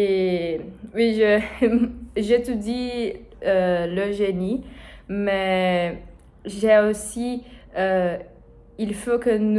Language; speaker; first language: French; non-native, learner; Portuguese